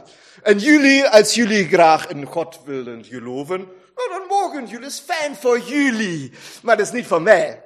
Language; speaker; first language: Dutch; non-native, fluent; German